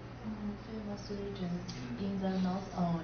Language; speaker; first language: English; non-native, learner; Chinese